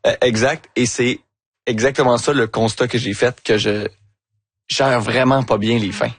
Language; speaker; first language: French; native; French